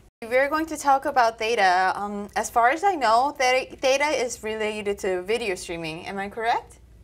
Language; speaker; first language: English; non-native, fluent; Korean